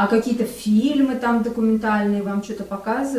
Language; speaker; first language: Russian; native; Russian